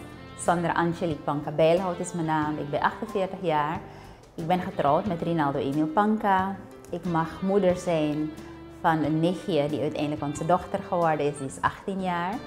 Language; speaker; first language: Dutch; native; Dutch